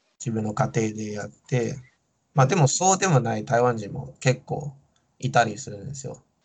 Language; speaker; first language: Japanese; non-native, fluent; Min Nan Chinese